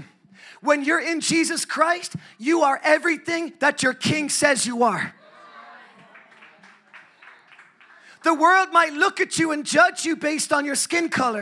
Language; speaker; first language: English; native; English